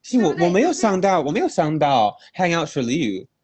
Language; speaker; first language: Chinese; non-native, fluent; English